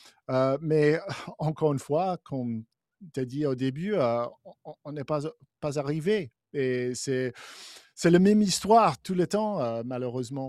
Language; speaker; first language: French; non-native, fluent; English